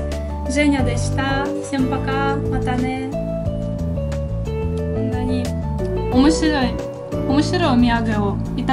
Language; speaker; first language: Japanese; non-native, fluent; Russian